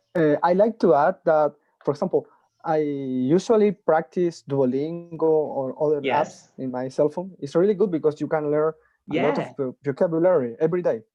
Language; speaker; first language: English; non-native, fluent; Spanish